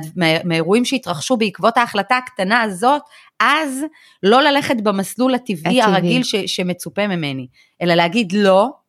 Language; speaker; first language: Hebrew; early bilingual, other home language; Russian